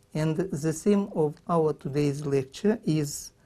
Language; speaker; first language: English; non-native, fluent; Kazakh